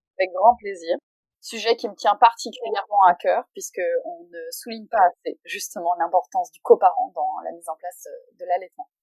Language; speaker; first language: French; native; French